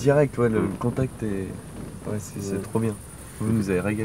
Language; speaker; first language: French; native; French